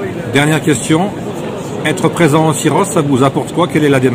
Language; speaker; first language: French; native; French